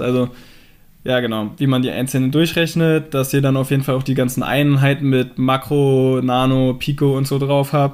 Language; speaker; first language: German; native; German